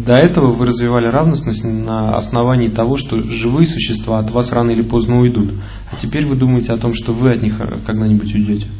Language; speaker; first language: Russian; native; Russian